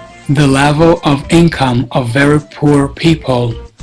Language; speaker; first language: English; non-native, fluent; Portuguese